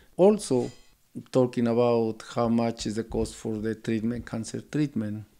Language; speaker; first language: English; non-native, learner; Spanish